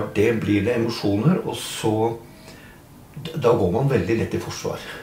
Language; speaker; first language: Norwegian; native; Norwegian